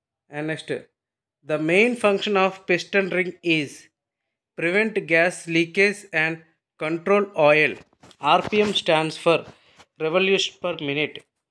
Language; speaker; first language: English; non-native, local second language; Telugu